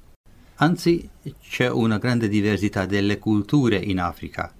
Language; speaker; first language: Italian; non-native, fluent; Hungarian